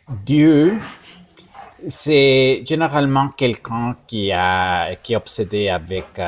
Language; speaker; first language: French; non-native, learner; Spanish